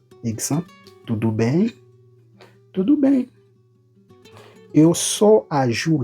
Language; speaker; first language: Portuguese; non-native, learner; Haitian Creole